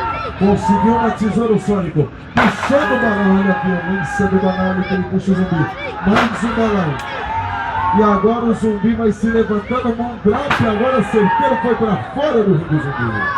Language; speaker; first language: Portuguese; native; Portuguese